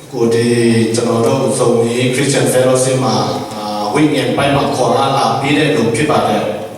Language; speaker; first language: Burmese; non-native, local second language; Tedim Chin